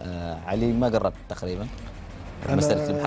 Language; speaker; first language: Arabic; native; Arabic